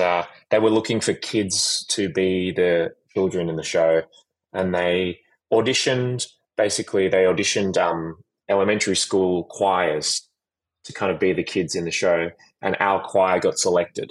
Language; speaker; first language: English; native; English